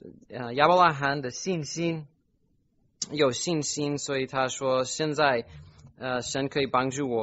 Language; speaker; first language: Chinese; non-native, fluent; English